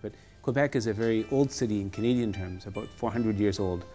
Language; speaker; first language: English; native; English